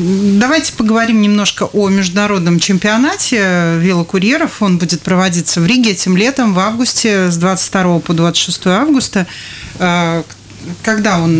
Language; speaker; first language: Russian; native; Russian